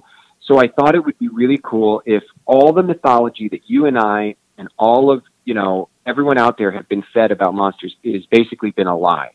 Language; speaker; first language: English; native; English